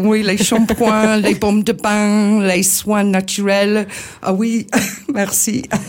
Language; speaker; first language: French; non-native, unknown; English